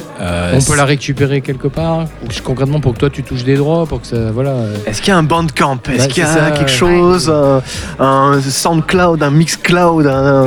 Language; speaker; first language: French; native; French